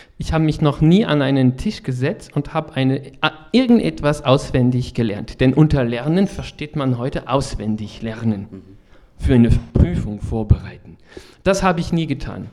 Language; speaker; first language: German; non-native, fluent; French